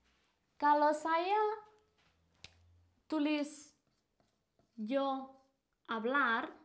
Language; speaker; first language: Indonesian; non-native, fluent; Spanish